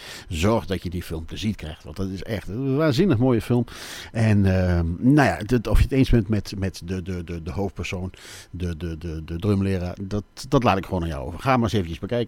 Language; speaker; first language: Dutch; native; Dutch